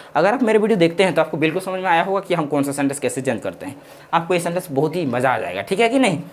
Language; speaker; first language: Hindi; native; Hindi